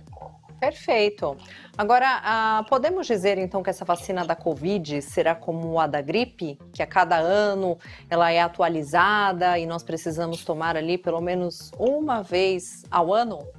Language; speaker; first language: Portuguese; native; Portuguese